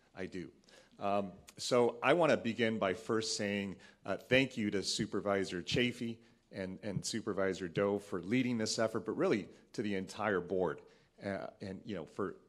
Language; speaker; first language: English; early bilingual, other home language; Spanish